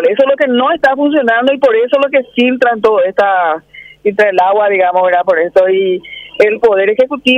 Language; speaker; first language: Spanish; native; Spanish